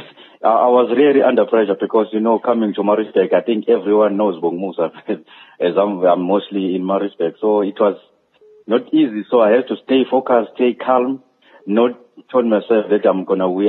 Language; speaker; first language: English; non-native, local second language; Zulu